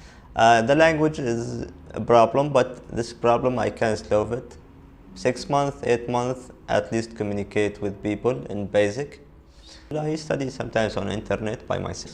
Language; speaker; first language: English; non-native, learner; Arabic